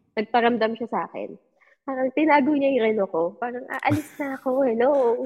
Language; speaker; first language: Filipino; native; Filipino